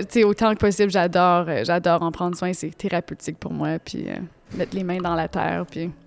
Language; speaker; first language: French; native; French